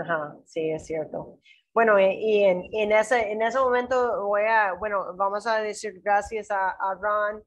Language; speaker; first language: Spanish; non-native, learner; English